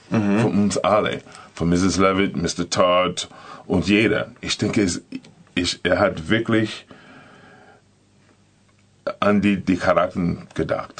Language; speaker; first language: German; non-native, learner; English